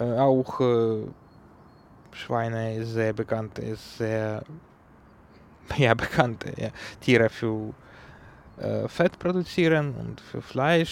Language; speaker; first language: German; non-native, learner; Ukrainian